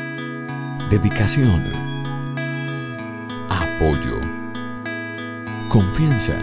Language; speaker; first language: Spanish; native; Spanish